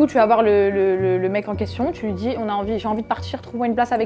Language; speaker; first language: French; early bilingual, other home language; Arabic